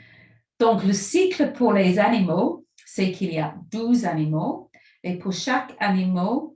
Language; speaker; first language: French; non-native, fluent; English